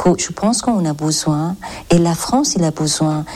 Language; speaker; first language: French; non-native, learner; Persian